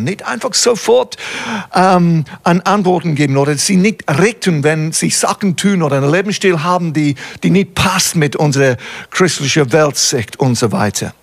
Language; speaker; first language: German; non-native, fluent; English